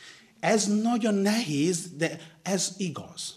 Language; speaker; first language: Hungarian; non-native, learner; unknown